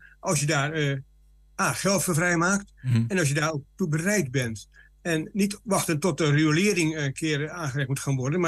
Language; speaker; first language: Dutch; native; Dutch